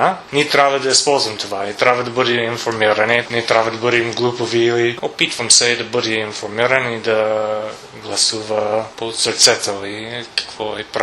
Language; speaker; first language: Bulgarian; non-native, learner; English